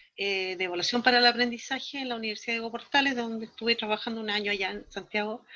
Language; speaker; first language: Spanish; native; Spanish